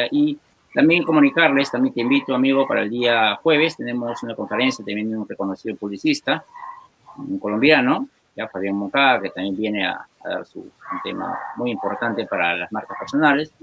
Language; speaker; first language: Spanish; native; Spanish